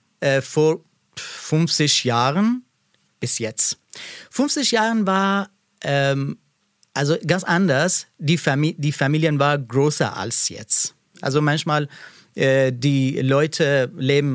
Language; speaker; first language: German; non-native, learner; Persian